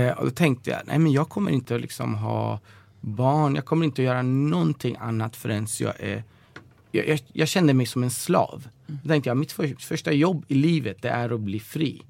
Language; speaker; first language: Swedish; early bilingual, other home language; Persian